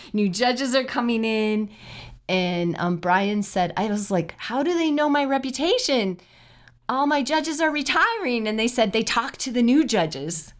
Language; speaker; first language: English; native; English